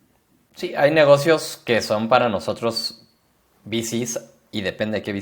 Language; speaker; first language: Spanish; native; Spanish